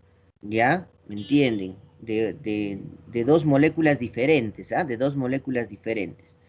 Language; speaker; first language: Spanish; native; Spanish